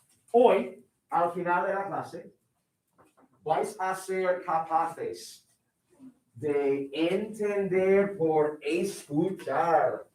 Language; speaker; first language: Spanish; non-native, fluent; English